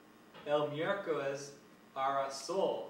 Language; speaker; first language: Spanish; non-native, learner; English